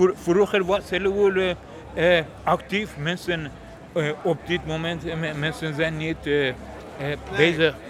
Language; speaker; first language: Dutch; non-native, learner; Persian